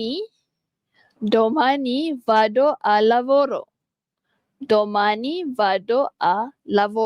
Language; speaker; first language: Italian; non-native, fluent; Malay